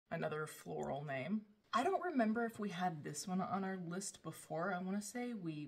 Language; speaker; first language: English; native; English